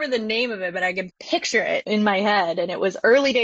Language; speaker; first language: English; native; English